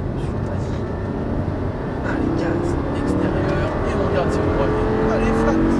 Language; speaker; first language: French; native; French